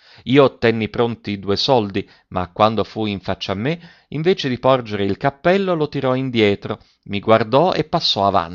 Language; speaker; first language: Italian; native; Italian